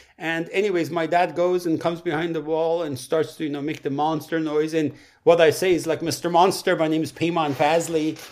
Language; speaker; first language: English; non-native, fluent; Persian